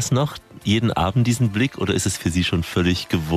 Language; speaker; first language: German; native; German